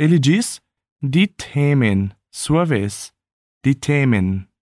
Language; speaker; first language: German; non-native, fluent; Portuguese